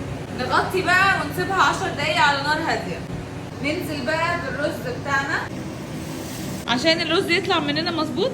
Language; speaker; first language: Arabic; native; Arabic